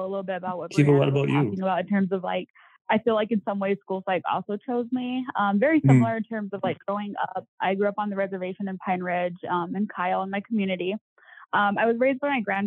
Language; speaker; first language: English; native; English